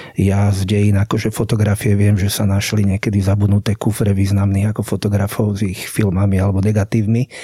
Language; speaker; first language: Slovak; native; Slovak